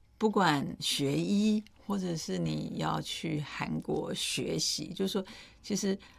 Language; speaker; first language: Chinese; native; Chinese